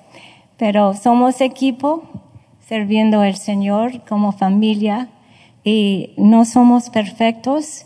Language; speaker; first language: Spanish; non-native, fluent; English